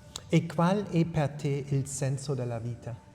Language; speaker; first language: Italian; non-native, fluent; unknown